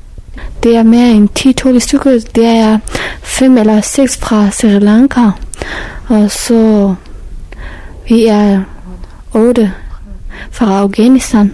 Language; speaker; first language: Danish; non-native, fluent; Persian